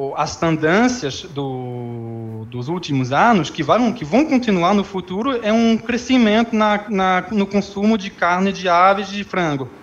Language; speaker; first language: Portuguese; non-native, fluent; French